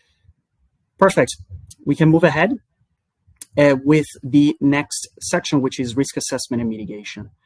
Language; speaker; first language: English; non-native, fluent; Italian